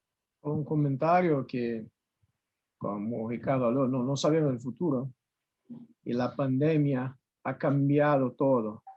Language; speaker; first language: Spanish; non-native, fluent; Portuguese